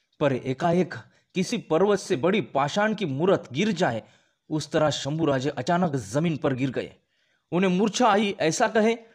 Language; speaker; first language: Hindi; non-native, local second language; Marathi